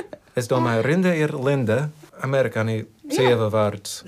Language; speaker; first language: Latvian; non-native, learner; English